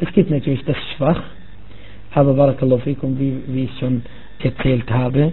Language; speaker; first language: German; non-native, fluent; Arabic